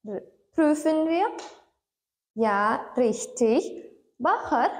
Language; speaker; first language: German; non-native, learner; Turkmen